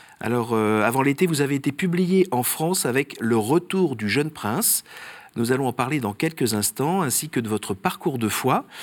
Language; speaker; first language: French; native; French